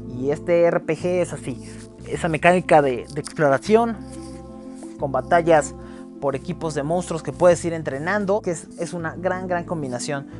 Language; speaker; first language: Spanish; native; Spanish